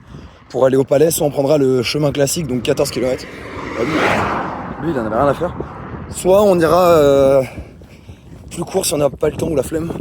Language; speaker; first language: French; native; French